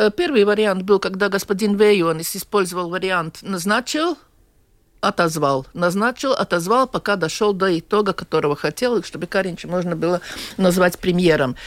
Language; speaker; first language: Russian; non-native, local second language; Latvian